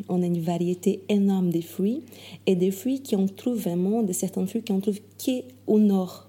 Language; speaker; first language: French; non-native, fluent; Portuguese